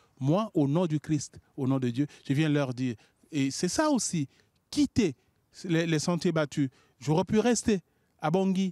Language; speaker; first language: French; non-native, local second language; Sango